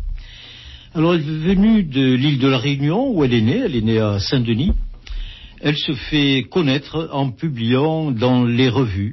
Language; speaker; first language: French; native; French